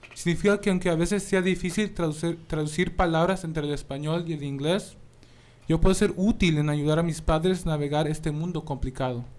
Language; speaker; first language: Spanish; early bilingual, heritage; Spanish